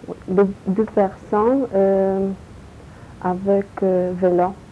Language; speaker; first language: French; non-native, learner; Polish